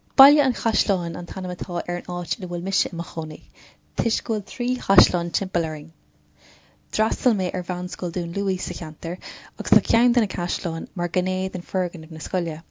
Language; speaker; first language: Irish; non-native, local second language; English